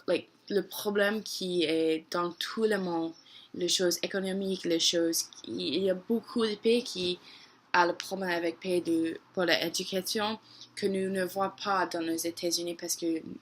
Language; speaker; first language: French; non-native, learner; English